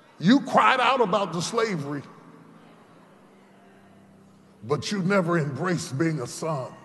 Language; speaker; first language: English; native; English